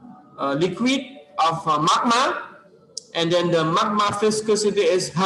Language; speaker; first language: English; non-native, learner; Indonesian